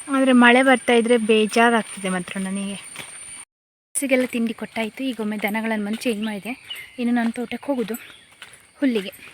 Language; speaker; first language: Kannada; non-native, local second language; Konkani